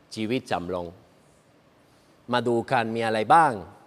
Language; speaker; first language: Thai; non-native, learner; Spanish